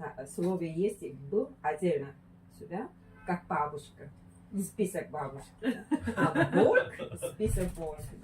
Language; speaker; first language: Russian; non-native, fluent; Korean